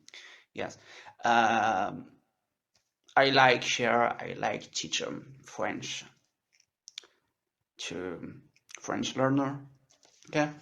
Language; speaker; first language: English; non-native, learner; French